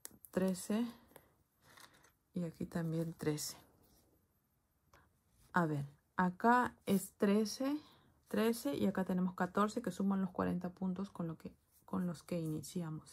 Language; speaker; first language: Spanish; native; Spanish